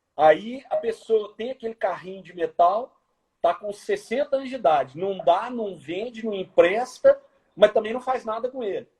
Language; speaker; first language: Portuguese; native; Portuguese